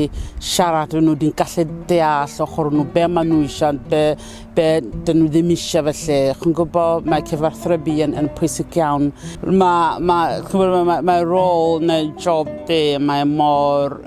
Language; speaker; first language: Welsh; non-native, fluent; Southern Sotho